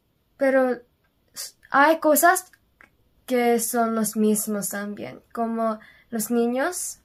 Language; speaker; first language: Spanish; non-native, learner; Korean